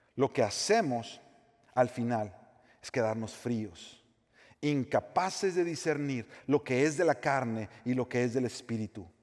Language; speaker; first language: Spanish; native; Spanish